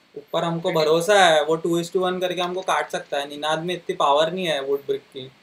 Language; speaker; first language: Hindi; non-native, local second language; Marathi